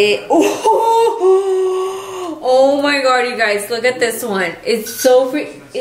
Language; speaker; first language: English; early bilingual, other home language; Spanish